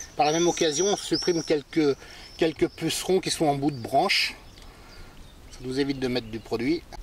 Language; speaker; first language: French; native; French